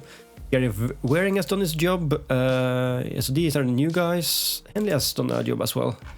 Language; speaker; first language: English; non-native, fluent; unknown